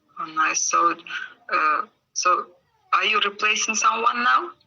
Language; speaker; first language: English; non-native, learner; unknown